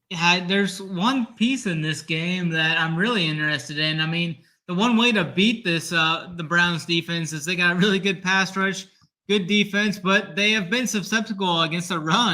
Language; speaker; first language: English; native; English